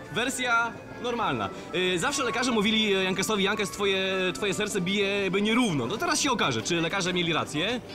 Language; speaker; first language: Polish; native; Polish